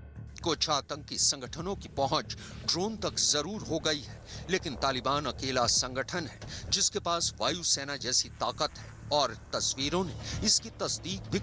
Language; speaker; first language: Hindi; native; Hindi